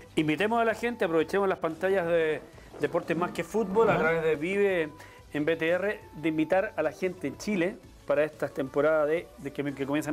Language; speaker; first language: Spanish; native; Spanish